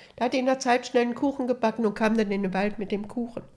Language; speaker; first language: German; native; German